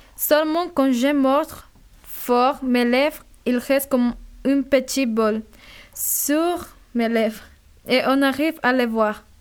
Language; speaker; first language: French; early bilingual, other home language; Spanish